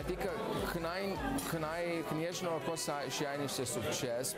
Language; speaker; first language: Romanian; early bilingual, heritage; Romanian